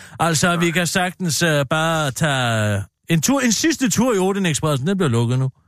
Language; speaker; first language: Danish; native; Danish